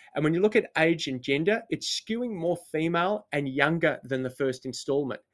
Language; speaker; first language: English; native; English